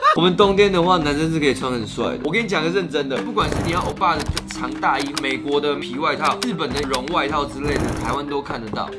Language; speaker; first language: Chinese; native; Chinese